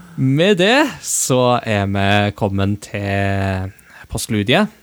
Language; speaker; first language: Norwegian; early bilingual, other home language; Japanese